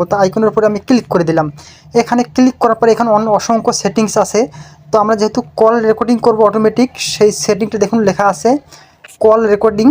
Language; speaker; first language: Bangla; native; Bangla